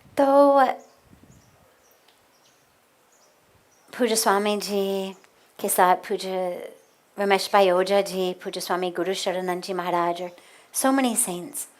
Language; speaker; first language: Hindi; non-native, fluent; English